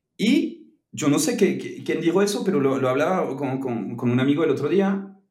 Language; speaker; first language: Spanish; non-native, fluent; French